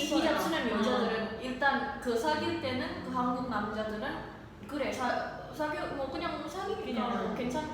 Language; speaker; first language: Korean; non-native, learner; Indonesian